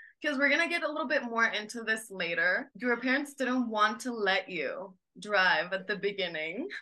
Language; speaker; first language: English; non-native, fluent; Spanish